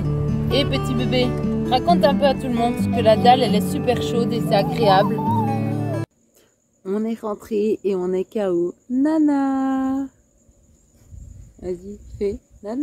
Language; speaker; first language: French; native; French